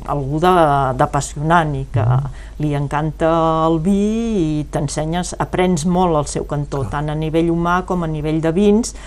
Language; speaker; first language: Catalan; non-native, local second language; French